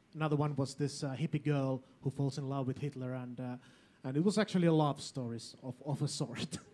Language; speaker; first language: English; non-native, fluent; Finnish